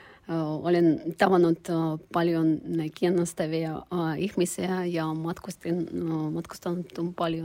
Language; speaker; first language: Finnish; non-native, learner; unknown